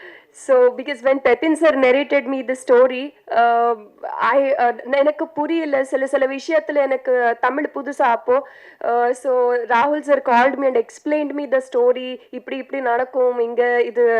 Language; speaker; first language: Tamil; non-native, learner; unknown